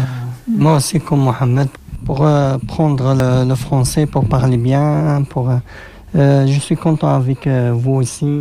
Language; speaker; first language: French; non-native, learner; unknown